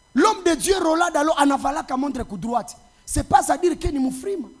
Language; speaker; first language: French; non-native, local second language; Swahili